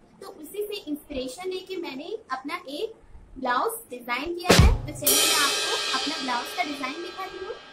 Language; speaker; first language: Hindi; non-native, local second language; Bangla